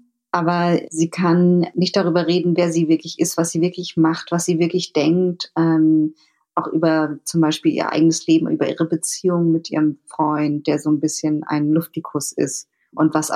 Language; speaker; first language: German; early bilingual, other home language; Vietnamese